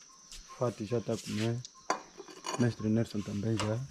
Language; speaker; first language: Portuguese; non-native, fluent; Vietnamese